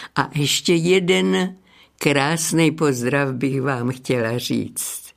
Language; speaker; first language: Czech; native; Czech